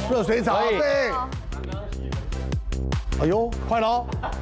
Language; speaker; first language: Chinese; native; Chinese